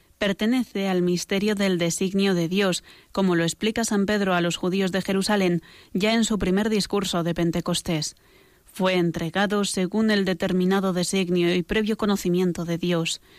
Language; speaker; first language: Spanish; native; Spanish